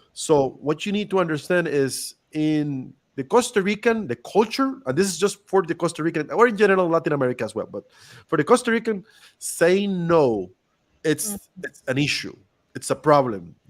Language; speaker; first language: English; non-native, fluent; Spanish